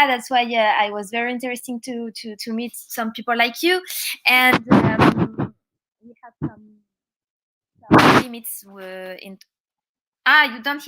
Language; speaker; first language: English; non-native, learner; French